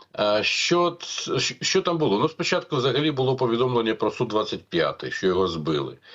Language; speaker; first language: Ukrainian; non-native, local second language; Russian